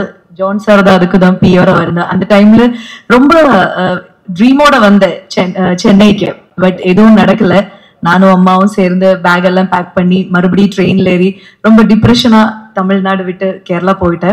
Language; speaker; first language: Tamil; non-native, fluent; Malayalam